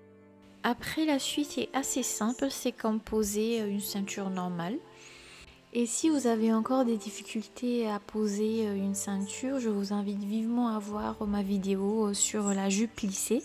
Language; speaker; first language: French; native; French